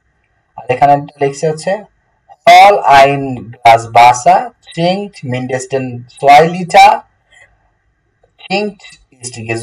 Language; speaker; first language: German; non-native, learner; Bangla